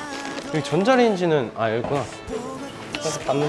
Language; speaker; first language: Korean; native; Korean